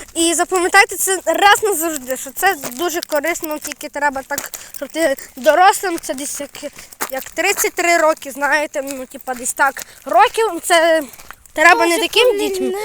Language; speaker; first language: Ukrainian; native; Ukrainian